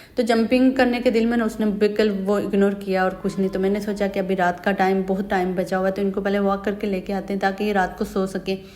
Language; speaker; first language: Urdu; native; Urdu